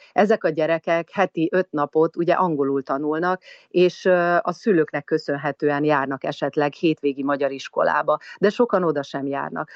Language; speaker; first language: Hungarian; native; Hungarian